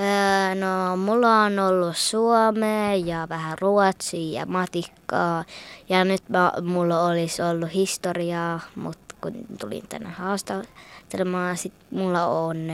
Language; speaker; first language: Finnish; early bilingual, heritage; Finnish